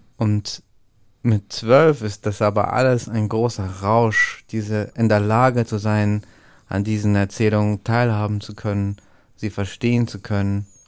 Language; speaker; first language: German; early bilingual, other home language; Russian